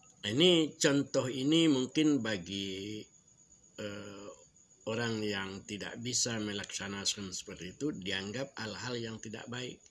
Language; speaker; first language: Indonesian; non-native, local second language; Minangkabau